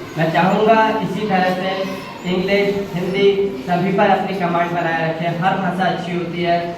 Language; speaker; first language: Hindi; native; Hindi